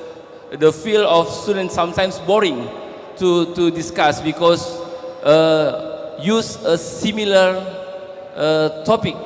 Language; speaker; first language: English; non-native, learner; Indonesian